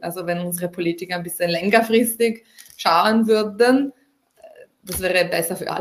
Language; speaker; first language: German; non-native, fluent; Italian